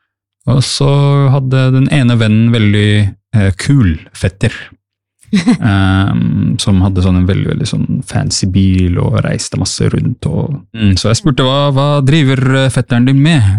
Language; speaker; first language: Norwegian; early bilingual, other home language; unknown